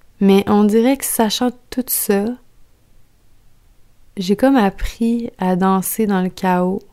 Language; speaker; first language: French; native; French